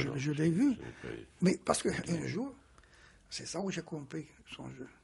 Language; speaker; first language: French; non-native, fluent; Romanian